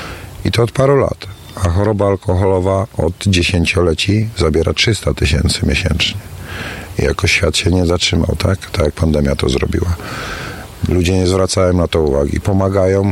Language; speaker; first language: Polish; native; Polish